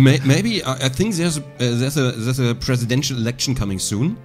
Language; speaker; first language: English; non-native, fluent; German